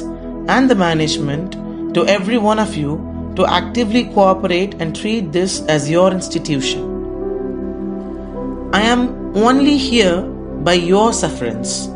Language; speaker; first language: English; non-native, local second language; Tamil